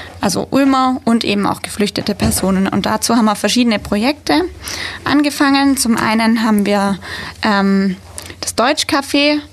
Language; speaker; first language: German; native; German